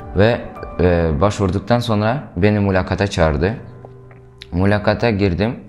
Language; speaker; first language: Turkish; non-native, fluent; Uyghur